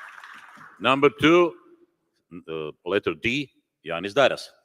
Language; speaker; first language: English; non-native, fluent; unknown